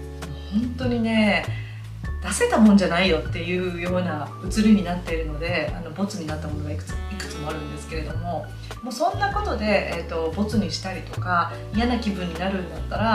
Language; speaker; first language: Japanese; native; Japanese